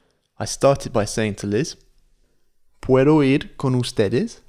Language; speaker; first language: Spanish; non-native, fluent; English